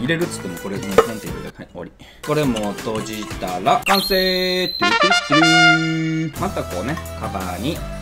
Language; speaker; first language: Japanese; native; Japanese